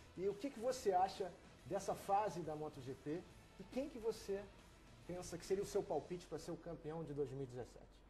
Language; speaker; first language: Portuguese; native; Portuguese